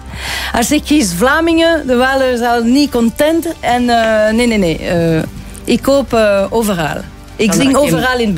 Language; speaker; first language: Dutch; non-native, local second language; French